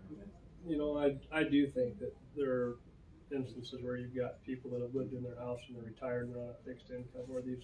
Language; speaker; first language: English; native; English